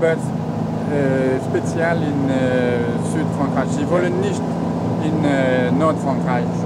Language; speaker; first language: German; non-native, learner; French